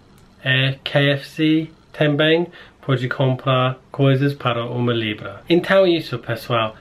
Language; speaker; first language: Portuguese; non-native, learner; English